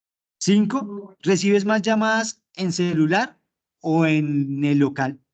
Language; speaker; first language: Spanish; native; Spanish